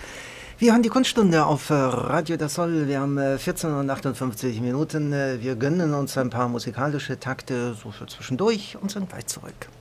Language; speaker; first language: German; native; German